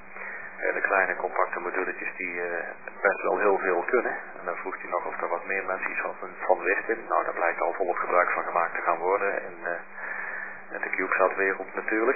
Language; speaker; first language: Dutch; native; Dutch